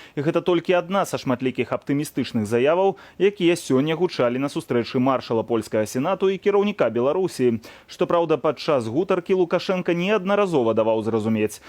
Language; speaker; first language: Belarusian; native; Belarusian